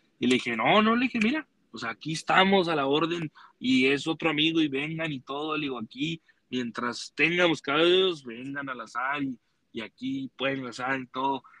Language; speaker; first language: Spanish; early bilingual, heritage; Spanish